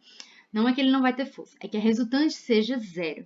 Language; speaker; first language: Portuguese; native; Portuguese